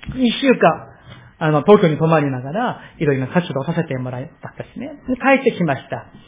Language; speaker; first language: Japanese; non-native, fluent; Korean